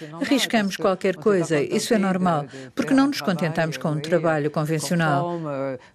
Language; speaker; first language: Portuguese; non-native, fluent; German